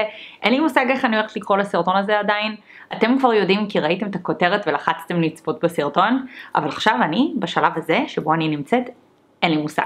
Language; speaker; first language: Hebrew; early bilingual, other home language; English